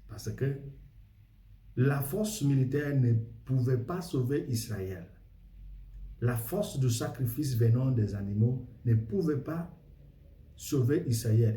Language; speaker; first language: French; non-native, fluent; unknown